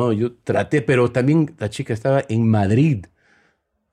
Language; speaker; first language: Spanish; early bilingual, heritage; Spanish